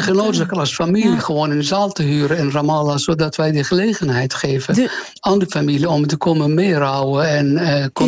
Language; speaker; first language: Dutch; non-native, fluent; Arabic